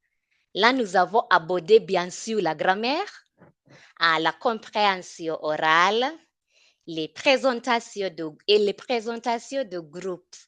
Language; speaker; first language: French; non-native, fluent; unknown